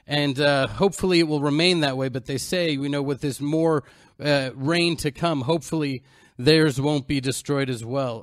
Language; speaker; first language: English; native; English